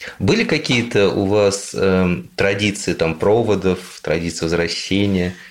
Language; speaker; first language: Russian; native; Russian